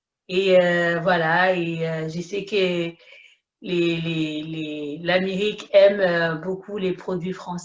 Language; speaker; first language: French; early bilingual, other home language; Haitian Creole